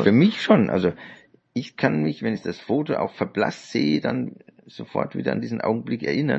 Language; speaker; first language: German; native; German